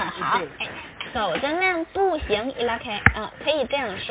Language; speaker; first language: Chinese; native; Chinese